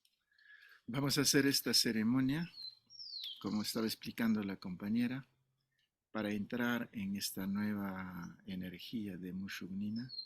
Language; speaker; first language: Spanish; non-native, fluent; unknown